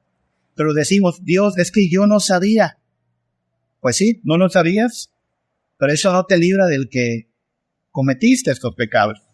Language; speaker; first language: Spanish; native; Spanish